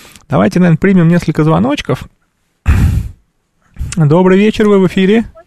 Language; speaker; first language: Russian; native; Russian